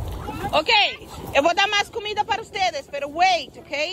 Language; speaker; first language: Spanish; non-native, learner; Portuguese